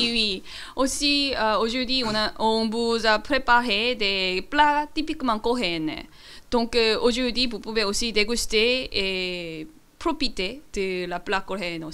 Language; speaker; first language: French; non-native, learner; Korean